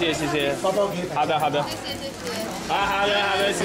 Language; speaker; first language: Chinese; non-native, learner; English